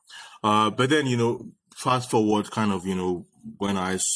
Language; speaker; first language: English; non-native, local second language; Yoruba